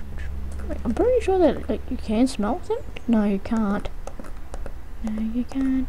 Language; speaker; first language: English; native; English